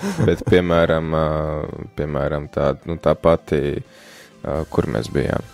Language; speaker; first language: Latvian; native; Latvian